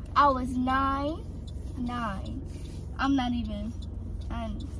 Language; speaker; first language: English; native; English